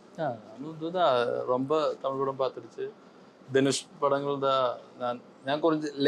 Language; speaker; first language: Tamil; non-native, learner; Malayalam